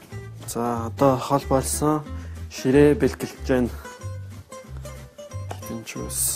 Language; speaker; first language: Mongolian; non-native, learner; French